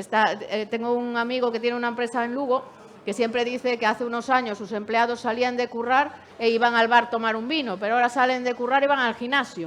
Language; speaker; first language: Spanish; native; Spanish